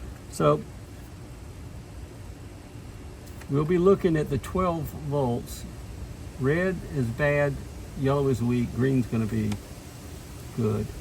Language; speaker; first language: English; native; English